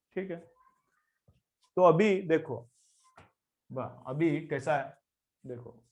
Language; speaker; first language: Hindi; non-native, local second language; Marathi